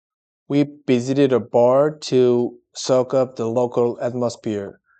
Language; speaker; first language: English; non-native, learner; Korean